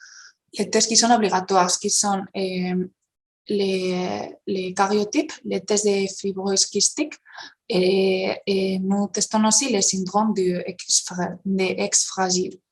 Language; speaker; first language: French; non-native, fluent; Spanish